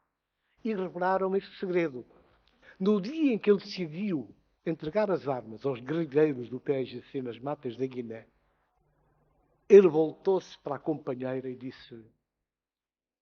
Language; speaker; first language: Portuguese; non-native, local second language; Upper Guinea Crioulo